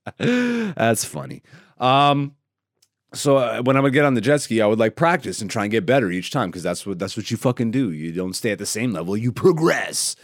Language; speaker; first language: English; non-native, fluent; Greek